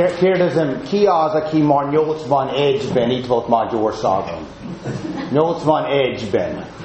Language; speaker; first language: Hungarian; non-native, fluent; English